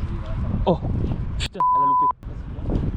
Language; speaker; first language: French; native; French